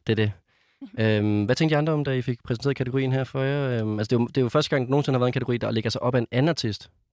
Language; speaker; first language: Danish; native; Danish